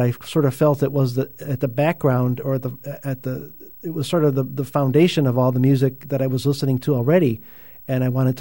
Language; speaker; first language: English; native; English